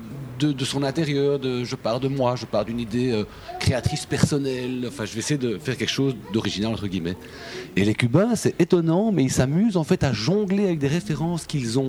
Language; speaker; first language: French; native; French